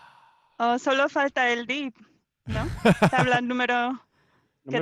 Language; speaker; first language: Spanish; native; Spanish